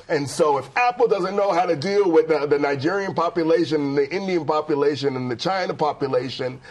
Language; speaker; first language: English; native; English